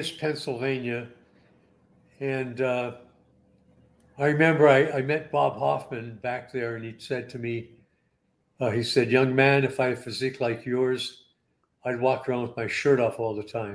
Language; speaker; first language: English; native; English